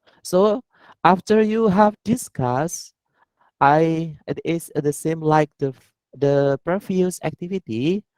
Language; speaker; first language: English; non-native, learner; Indonesian